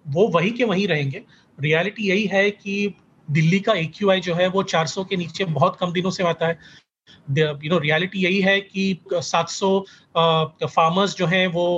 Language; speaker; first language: Hindi; native; Hindi